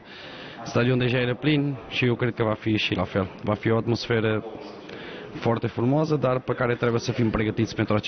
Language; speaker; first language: Romanian; non-native, learner; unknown